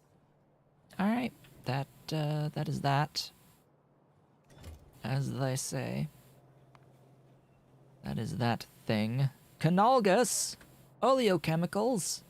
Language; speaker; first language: English; native; English